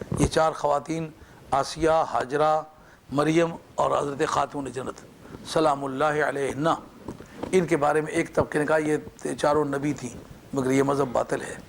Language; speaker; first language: Urdu; non-native, local second language; Punjabi